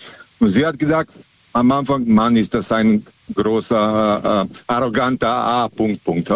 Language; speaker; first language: German; native; German